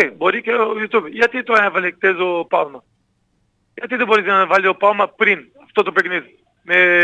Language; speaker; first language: Greek; non-native, learner; Portuguese